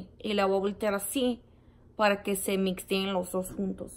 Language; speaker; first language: Spanish; early bilingual, heritage; Spanish